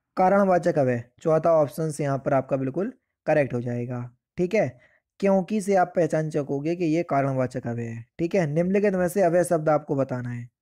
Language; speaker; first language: Hindi; native; Hindi